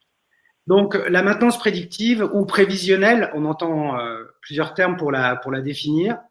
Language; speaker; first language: French; native; French